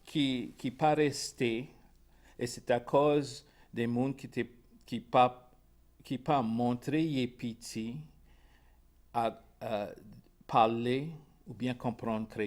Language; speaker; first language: French; non-native, local second language; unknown